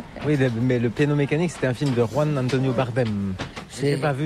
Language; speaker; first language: French; native; French